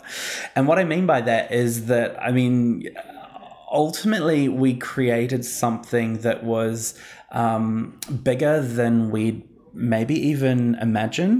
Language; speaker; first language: English; native; English